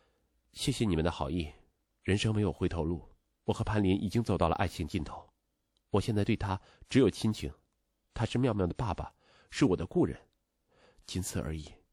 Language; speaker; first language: Chinese; native; Chinese